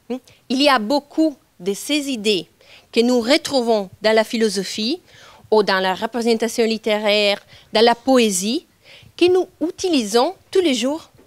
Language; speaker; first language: French; non-native, fluent; Italian